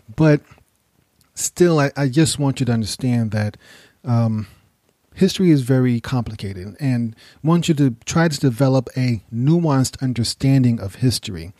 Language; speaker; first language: English; native; English